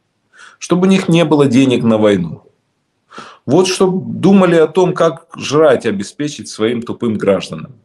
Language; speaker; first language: Russian; native; Russian